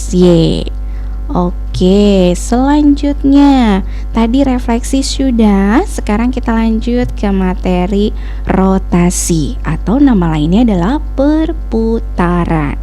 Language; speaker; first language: Indonesian; native; Indonesian